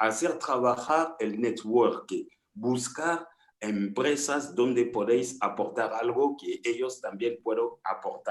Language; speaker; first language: Spanish; non-native, fluent; French